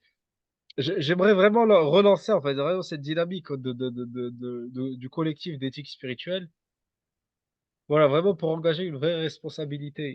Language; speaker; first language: French; native; French